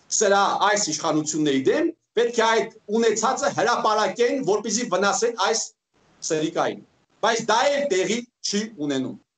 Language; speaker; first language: Armenian; native; Armenian